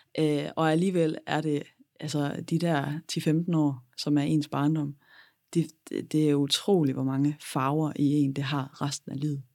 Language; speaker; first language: Danish; native; Danish